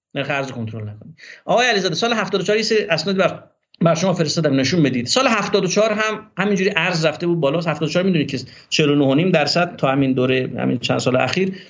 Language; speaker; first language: Persian; non-native, local second language; Azerbaijani